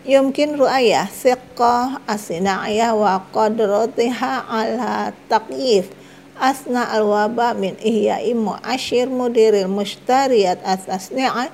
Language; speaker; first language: Arabic; non-native, fluent; Indonesian